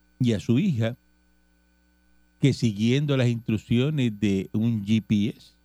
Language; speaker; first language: Spanish; native; Spanish